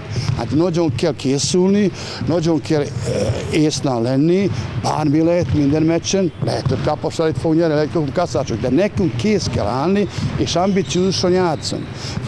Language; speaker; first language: Hungarian; non-native, learner; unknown